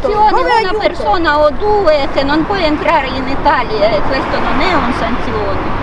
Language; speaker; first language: Italian; non-native, learner; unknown